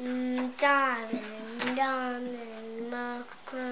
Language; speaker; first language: Chinese; early bilingual, heritage; Chinese